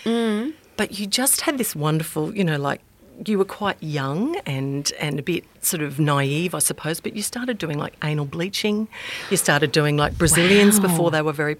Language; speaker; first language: English; native; English